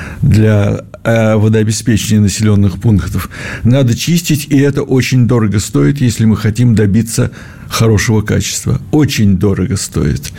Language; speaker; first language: Russian; native; Russian